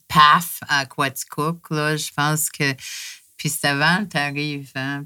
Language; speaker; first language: French; non-native, fluent; English